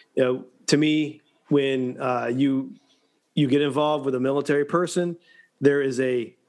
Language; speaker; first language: English; native; English